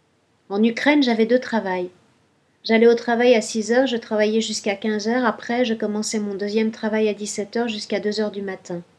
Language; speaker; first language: French; non-native, learner; Ukrainian